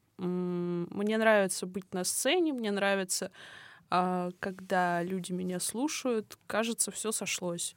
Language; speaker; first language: Russian; native; Russian